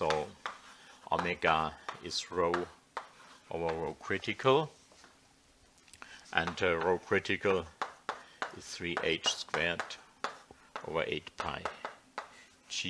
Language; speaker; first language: English; non-native, fluent; German